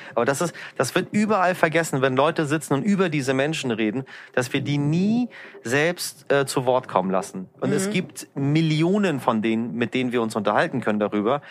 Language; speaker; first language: German; early bilingual, other home language; Persian